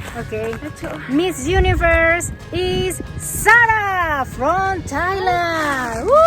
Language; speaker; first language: English; non-native, learner; Spanish